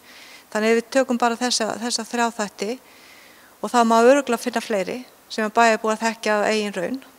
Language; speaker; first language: Icelandic; native; Icelandic